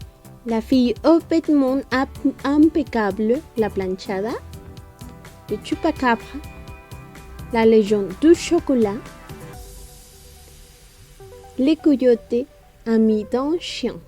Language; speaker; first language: French; non-native, learner; Spanish